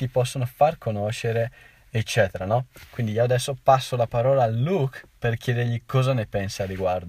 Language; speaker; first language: Italian; native; Italian